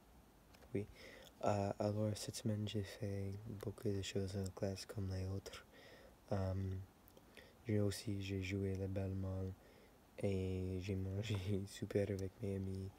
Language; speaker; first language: French; non-native, learner; English